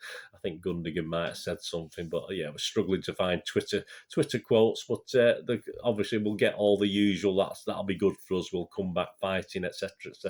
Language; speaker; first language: English; native; English